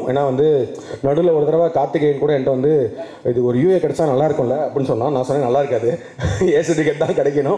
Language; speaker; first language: Tamil; native; Tamil